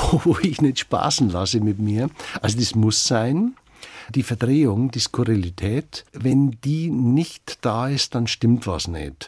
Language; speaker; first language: German; native; German